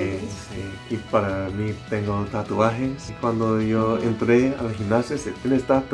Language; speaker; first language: Spanish; non-native, learner; English